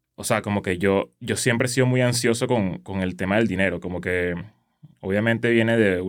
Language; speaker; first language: Spanish; native; Spanish